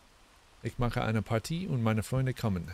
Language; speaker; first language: German; non-native, learner; English